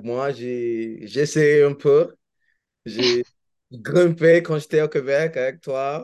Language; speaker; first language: French; non-native, learner; English